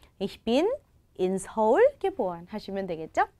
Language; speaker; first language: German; non-native, fluent; Korean